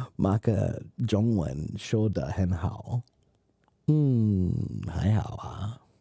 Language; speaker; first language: Chinese; non-native, learner; English